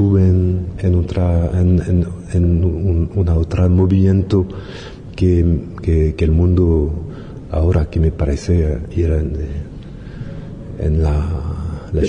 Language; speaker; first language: Spanish; non-native, learner; French